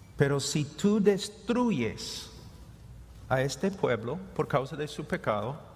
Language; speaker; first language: Spanish; non-native, fluent; English